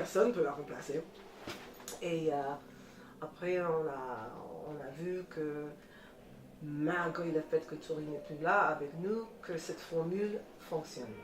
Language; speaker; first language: French; non-native, fluent; English